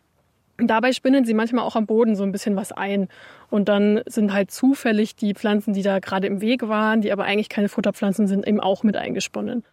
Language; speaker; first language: German; native; German